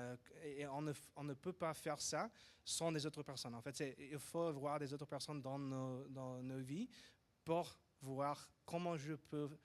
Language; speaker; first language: French; non-native, fluent; English